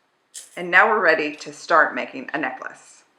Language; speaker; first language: English; native; English